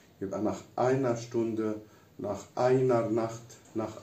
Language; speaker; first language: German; non-native, fluent; Arabic